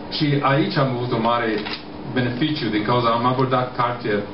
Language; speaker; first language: Romanian; non-native, fluent; English